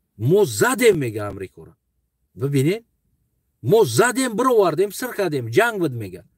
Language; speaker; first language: Tajik; non-native, local second language; Uzbek